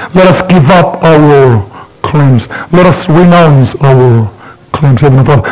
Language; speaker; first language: English; non-native, fluent; Korean